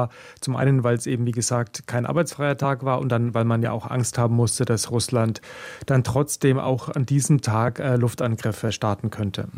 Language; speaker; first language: German; native; German